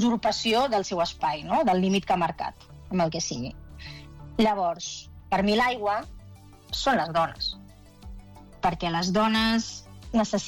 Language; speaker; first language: Catalan; native; Catalan